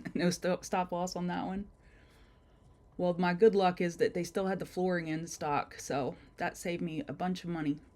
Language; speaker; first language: English; native; English